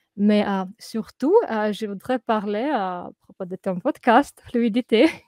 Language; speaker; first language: French; non-native, fluent; Russian